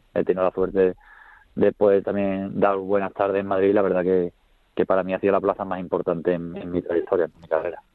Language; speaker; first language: Spanish; native; Spanish